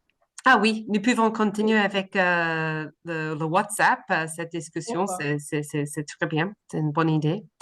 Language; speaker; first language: French; non-native, learner; English